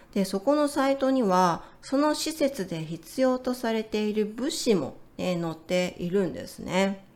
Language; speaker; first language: Japanese; native; Japanese